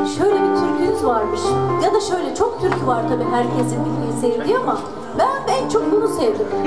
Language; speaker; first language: Turkish; native; Turkish